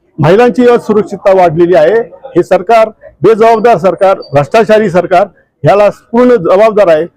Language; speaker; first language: Marathi; native; Marathi